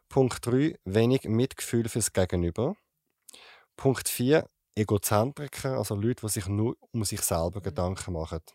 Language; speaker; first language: German; native; German